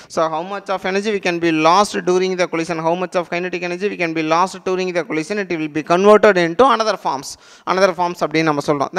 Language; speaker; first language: English; non-native, local second language; Tamil